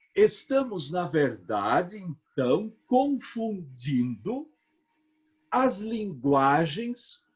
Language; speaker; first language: Portuguese; native; Portuguese